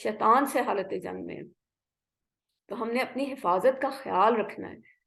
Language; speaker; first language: Urdu; native; Urdu